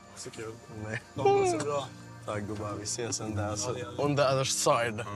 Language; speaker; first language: Swedish; non-native, fluent; Arabic